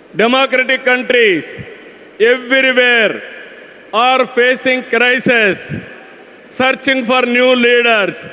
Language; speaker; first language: English; non-native, local second language; Telugu